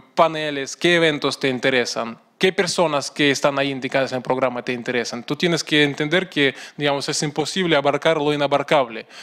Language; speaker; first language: Spanish; non-native, fluent; Russian